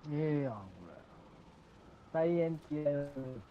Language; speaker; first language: Japanese; native; Japanese